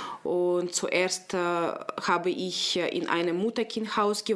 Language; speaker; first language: German; non-native, local second language; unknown